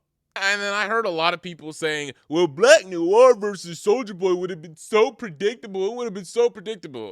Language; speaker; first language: English; native; English